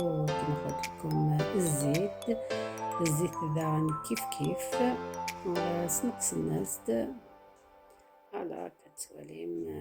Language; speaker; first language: Arabic; non-native, local second language; Kabyle